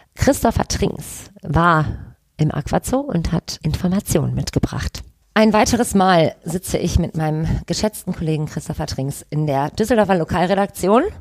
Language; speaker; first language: German; native; German